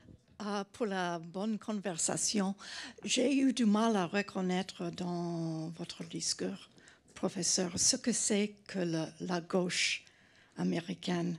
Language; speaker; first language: French; non-native, fluent; English